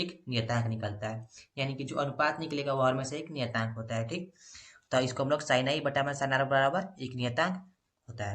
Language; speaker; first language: Hindi; native; Hindi